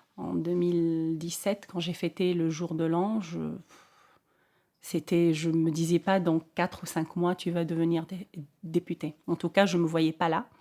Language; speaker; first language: French; non-native, local second language; Arabic